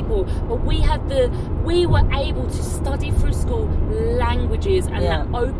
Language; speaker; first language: English; native; English